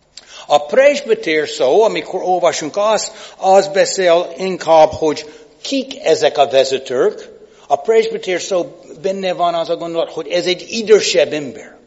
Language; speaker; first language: Hungarian; non-native, fluent; English